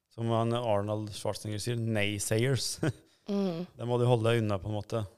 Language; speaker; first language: Norwegian; early bilingual, other home language; Albanian